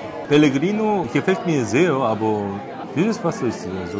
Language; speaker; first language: German; non-native, fluent; Korean